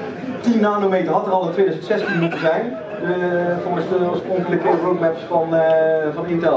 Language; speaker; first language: Dutch; native; Dutch